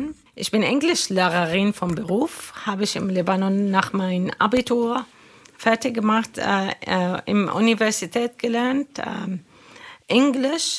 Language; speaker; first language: German; non-native, learner; Arabic